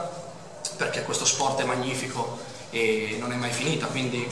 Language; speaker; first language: Italian; native; Italian